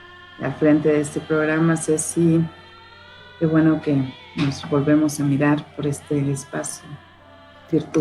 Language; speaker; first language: Spanish; native; Spanish